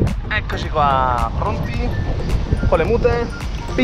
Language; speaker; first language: Italian; native; Italian